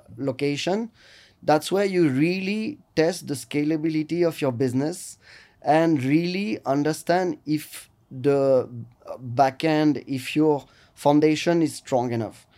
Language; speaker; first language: English; non-native, fluent; French